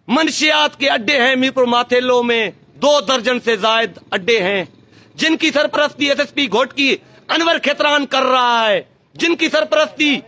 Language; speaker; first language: Urdu; non-native, local second language; Sindhi